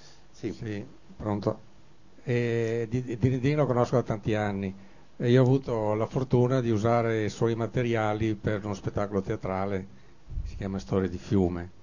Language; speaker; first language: Italian; native; Italian